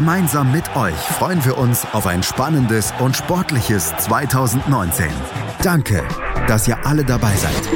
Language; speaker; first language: German; native; German